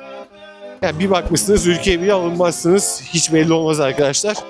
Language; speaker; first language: Turkish; native; Turkish